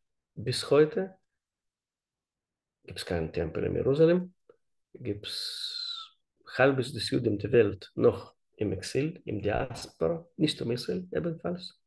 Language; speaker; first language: German; non-native, learner; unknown